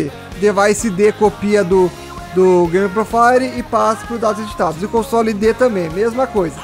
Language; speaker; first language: Portuguese; native; Portuguese